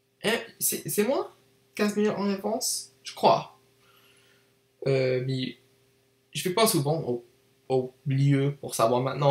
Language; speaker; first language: French; non-native, learner; English